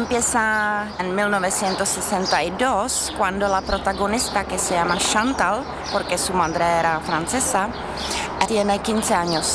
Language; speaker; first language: Spanish; non-native, learner; Czech